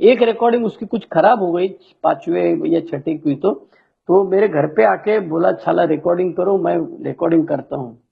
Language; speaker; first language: Hindi; non-native, local second language; Marathi